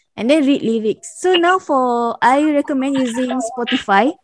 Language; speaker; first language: English; non-native, local second language; Malay